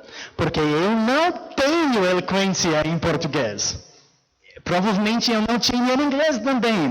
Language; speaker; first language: Portuguese; non-native, fluent; English